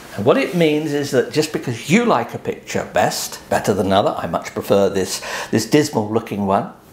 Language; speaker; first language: English; native; English